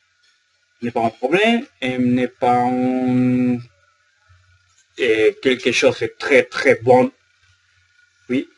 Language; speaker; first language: French; non-native, learner; Spanish